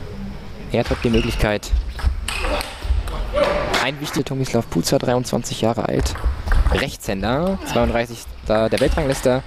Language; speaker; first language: German; native; German